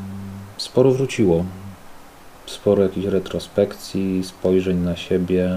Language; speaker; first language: Polish; native; Polish